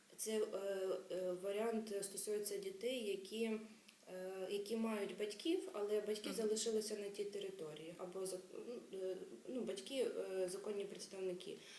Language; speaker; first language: Ukrainian; native; Ukrainian